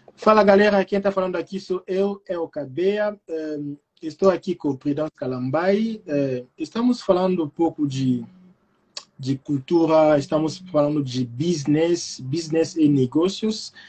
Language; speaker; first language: Portuguese; non-native, fluent; Lingala